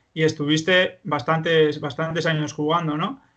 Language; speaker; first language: Spanish; native; Spanish